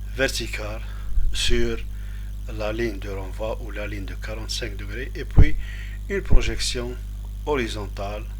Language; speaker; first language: French; non-native, local second language; Arabic